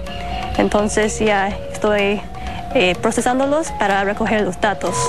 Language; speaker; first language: Spanish; non-native, fluent; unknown